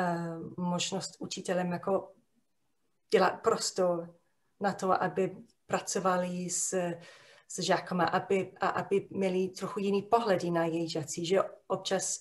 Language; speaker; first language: Czech; non-native, fluent; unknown